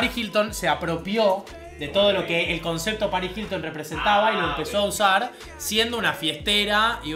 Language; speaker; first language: Spanish; native; Spanish